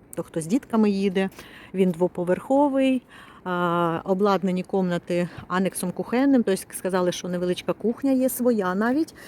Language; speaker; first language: Ukrainian; non-native, local second language; Russian